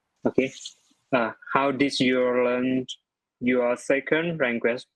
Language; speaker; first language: English; non-native, learner; Chinese